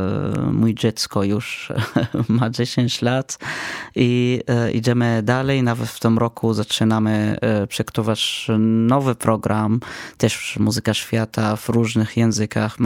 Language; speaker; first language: Polish; non-native, fluent; Arabic